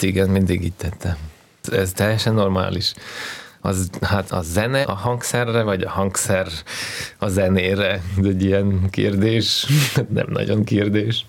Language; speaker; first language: Hungarian; non-native, learner; Russian